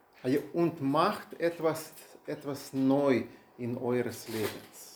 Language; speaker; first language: German; non-native, learner; Russian